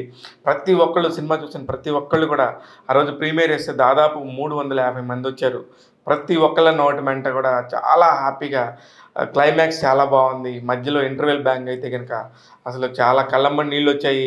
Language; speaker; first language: Telugu; native; Telugu